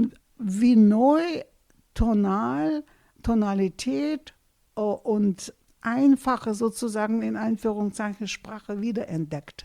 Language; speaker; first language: German; non-native, fluent; Russian